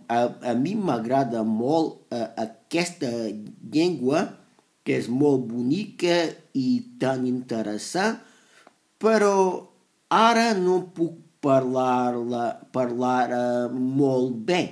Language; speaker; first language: Catalan; non-native, learner; Spanish